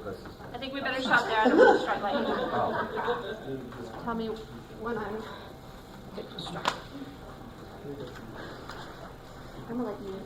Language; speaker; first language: English; native; English